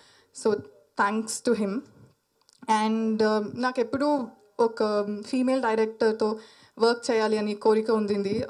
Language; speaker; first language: Telugu; non-native, learner; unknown